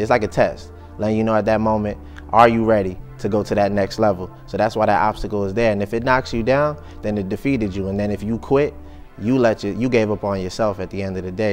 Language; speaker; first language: English; native; English